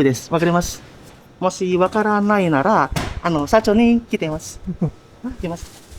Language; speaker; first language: Japanese; non-native, learner; Indonesian